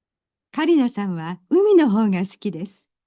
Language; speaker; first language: Japanese; non-native, learner; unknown